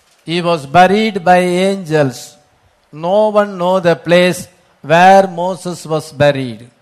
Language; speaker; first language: English; non-native, local second language; Tamil